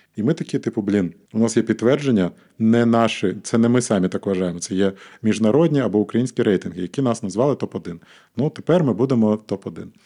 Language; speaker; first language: Ukrainian; non-native, local second language; Russian